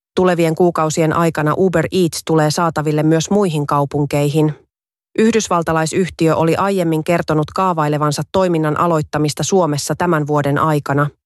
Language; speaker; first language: Finnish; native; Finnish